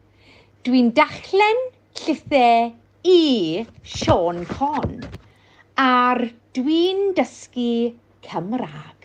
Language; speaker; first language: Welsh; non-native, learner; English